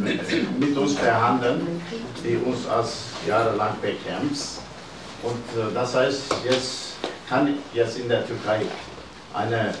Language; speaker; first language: German; non-native, learner; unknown